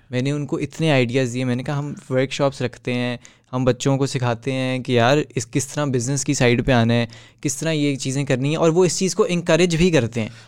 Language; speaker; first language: Urdu; native; Urdu